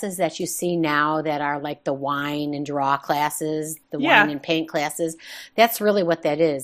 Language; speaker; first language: English; native; English